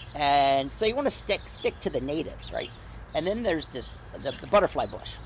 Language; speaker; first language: English; native; English